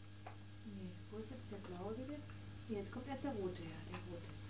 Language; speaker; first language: German; native; German